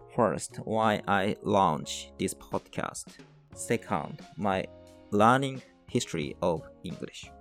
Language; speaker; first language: English; non-native, fluent; Japanese